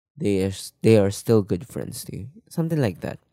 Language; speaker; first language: English; non-native, local second language; Filipino